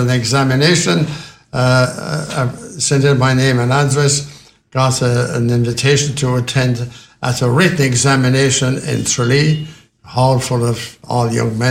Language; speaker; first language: English; native; English